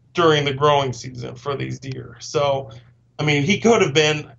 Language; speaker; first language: English; native; English